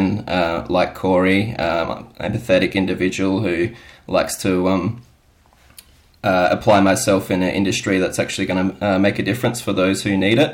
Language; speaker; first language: English; native; English